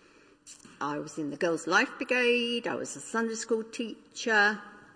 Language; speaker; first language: English; native; English